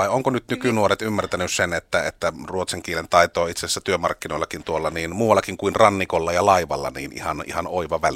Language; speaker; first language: Finnish; native; Finnish